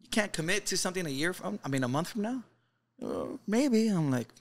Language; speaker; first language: English; native; English